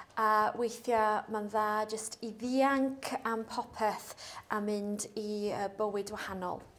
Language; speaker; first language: Welsh; native; Welsh